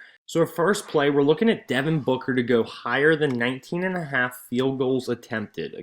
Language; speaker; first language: English; native; English